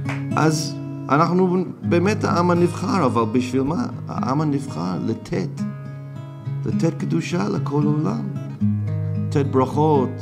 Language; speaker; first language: Hebrew; non-native, fluent; English